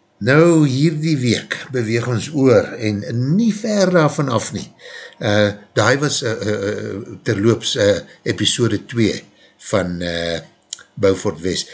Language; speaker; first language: Afrikaans; native; Afrikaans